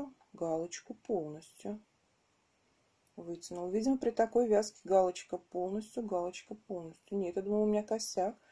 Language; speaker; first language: Russian; native; Russian